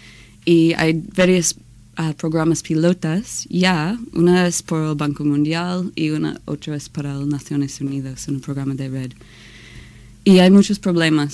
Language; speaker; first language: Spanish; non-native, learner; English